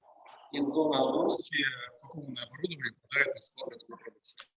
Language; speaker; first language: Russian; native; Russian